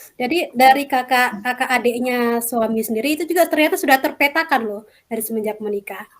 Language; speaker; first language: Indonesian; native; Indonesian